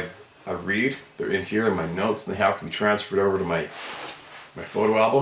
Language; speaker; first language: English; native; English